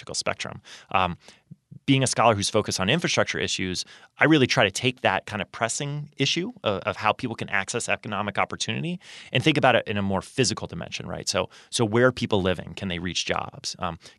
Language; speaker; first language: English; native; English